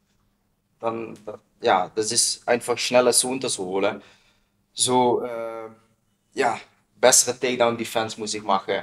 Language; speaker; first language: German; non-native, learner; Dutch